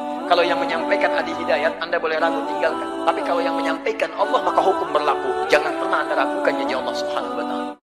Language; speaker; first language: Indonesian; native; Indonesian